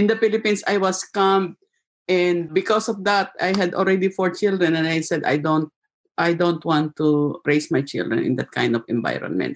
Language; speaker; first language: English; non-native, local second language; Filipino